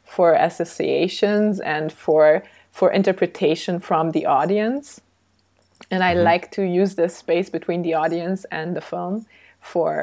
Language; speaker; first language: English; early bilingual, other home language; Hungarian